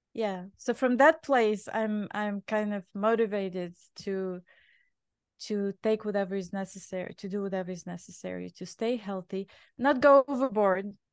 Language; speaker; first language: English; non-native, fluent; Bulgarian